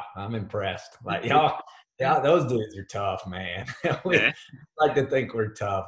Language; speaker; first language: English; native; English